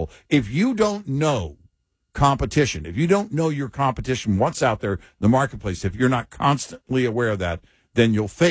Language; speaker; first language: English; native; English